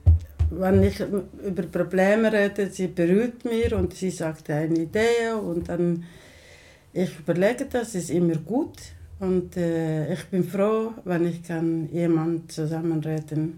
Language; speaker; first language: German; non-native, learner; Somali